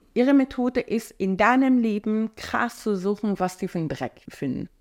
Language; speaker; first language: German; non-native, fluent; Persian